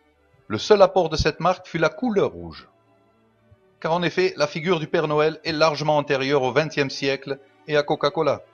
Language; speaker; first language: French; native; French